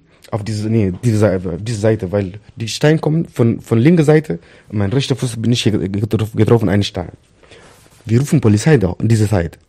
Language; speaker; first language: German; non-native, learner; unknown